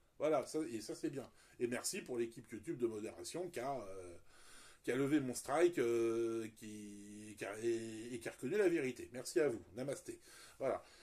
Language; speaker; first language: French; native; French